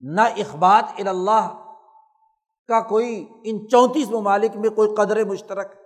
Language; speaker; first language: Urdu; non-native, local second language; Punjabi